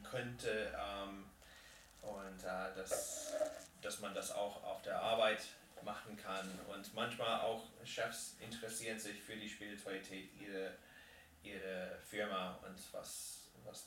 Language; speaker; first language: German; non-native, fluent; English